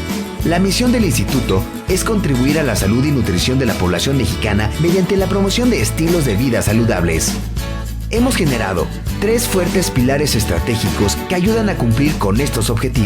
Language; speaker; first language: Spanish; native; Spanish